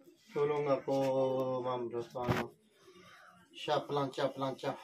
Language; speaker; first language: Filipino; non-native, learner; Urdu